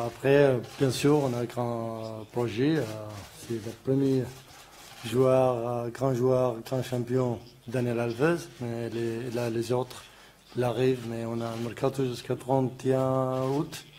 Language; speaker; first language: French; non-native, learner; Arabic